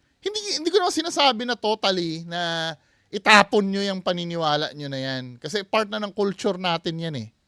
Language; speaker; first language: Filipino; native; Filipino